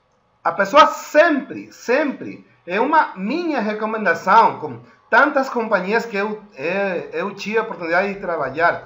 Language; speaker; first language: Portuguese; non-native, fluent; Spanish